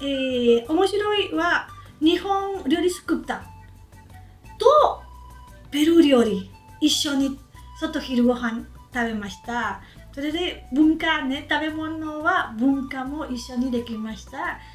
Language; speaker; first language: Japanese; non-native, learner; Spanish